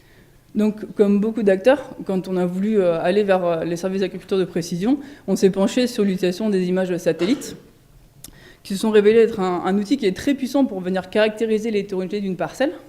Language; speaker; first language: French; native; French